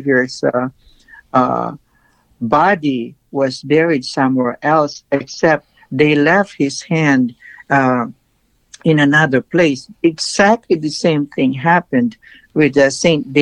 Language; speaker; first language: English; non-native, local second language; Filipino